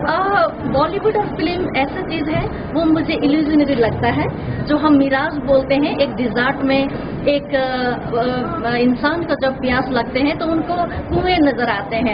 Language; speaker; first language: Hindi; early bilingual, heritage; Hindi